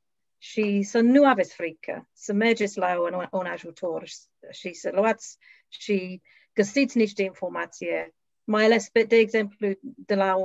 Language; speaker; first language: Romanian; non-native, learner; English